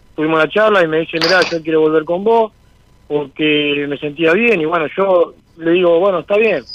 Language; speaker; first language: Spanish; native; Spanish